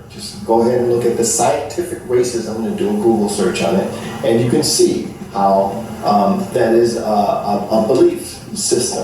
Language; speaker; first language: English; native; English